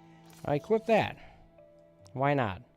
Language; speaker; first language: English; native; English